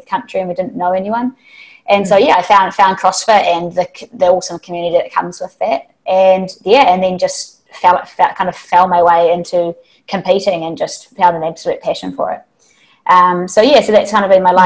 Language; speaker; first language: English; native; English